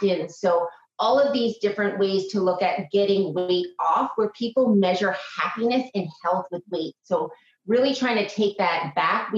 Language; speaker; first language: English; native; English